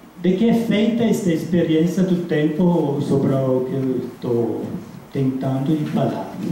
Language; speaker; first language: Portuguese; non-native, fluent; Italian